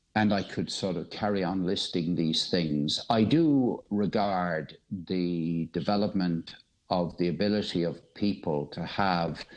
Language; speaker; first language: English; native; English